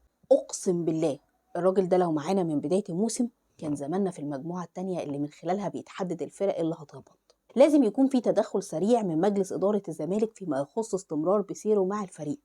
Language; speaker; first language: Arabic; native; Arabic